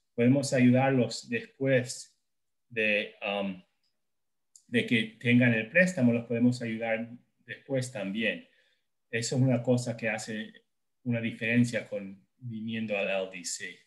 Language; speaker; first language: Spanish; non-native, fluent; English